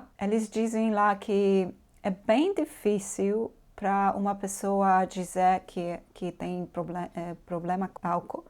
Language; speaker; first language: Portuguese; non-native, fluent; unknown